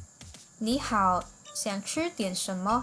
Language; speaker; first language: Chinese; non-native, fluent; Khmer